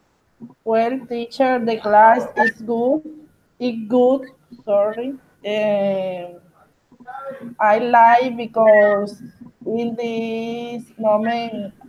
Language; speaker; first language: English; non-native, learner; Spanish